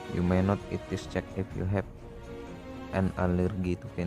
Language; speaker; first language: English; non-native, learner; Indonesian